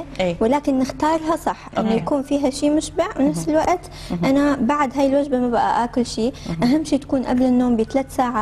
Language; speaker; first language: Arabic; native; Arabic